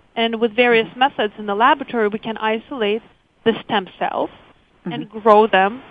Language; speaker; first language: English; early bilingual, other home language; Lithuanian